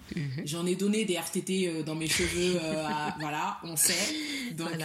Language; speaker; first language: French; non-native, local second language; Soninke